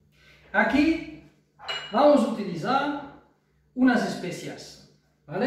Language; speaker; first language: Spanish; non-native, fluent; German